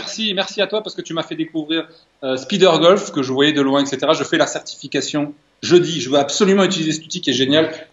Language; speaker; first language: French; native; French